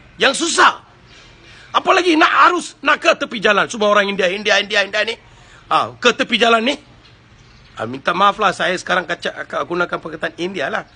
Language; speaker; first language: Malay; non-native, local second language; Tamil